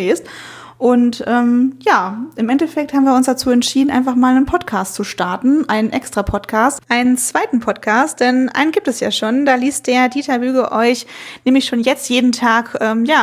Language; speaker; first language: German; native; German